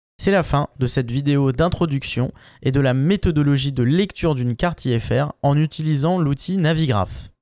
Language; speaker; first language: French; native; French